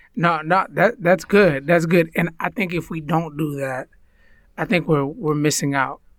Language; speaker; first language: English; early bilingual, other home language; Spanish